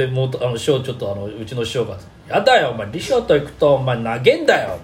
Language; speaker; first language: Japanese; native; Japanese